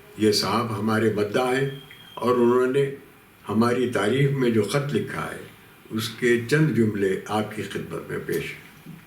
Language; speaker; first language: Urdu; native; Urdu